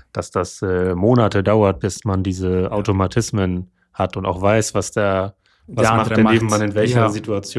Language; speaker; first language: German; native; German